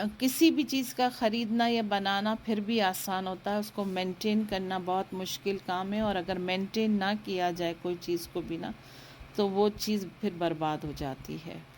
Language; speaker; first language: Urdu; native; Urdu